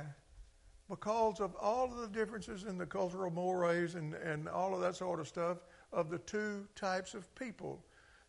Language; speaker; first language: English; native; English